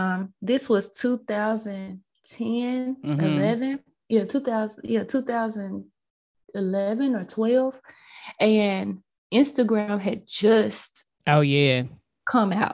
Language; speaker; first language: English; native; English